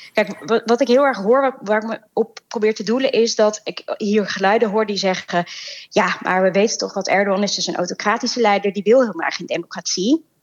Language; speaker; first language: Dutch; early bilingual, other home language; Turkish